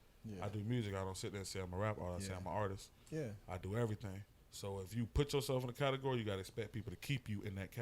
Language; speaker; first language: English; native; English